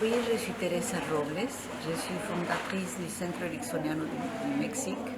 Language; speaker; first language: French; non-native, fluent; Spanish